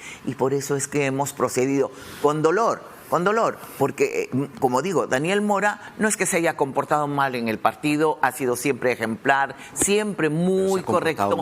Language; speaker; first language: Spanish; native; Spanish